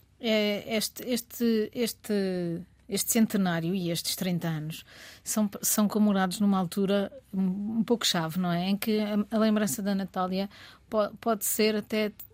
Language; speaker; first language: Portuguese; native; Portuguese